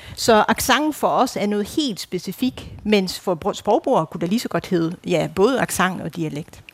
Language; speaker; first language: Danish; non-native, fluent; Dutch